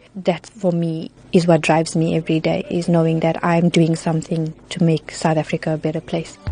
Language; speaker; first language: English; native; English